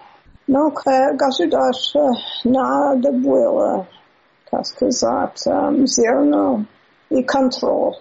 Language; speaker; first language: Russian; non-native, fluent; English